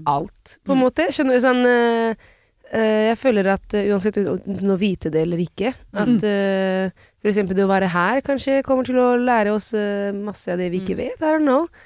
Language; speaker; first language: Norwegian; non-native, fluent; Italian